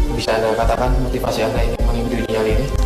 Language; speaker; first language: Indonesian; native; Indonesian